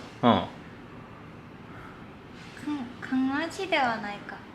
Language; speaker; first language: Korean; non-native, learner; Japanese